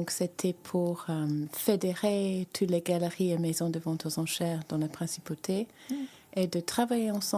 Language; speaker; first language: French; native; French